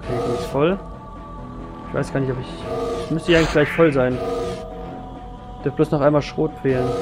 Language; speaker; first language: German; native; German